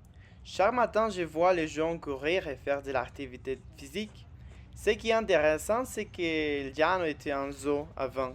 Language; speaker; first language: French; non-native, fluent; Spanish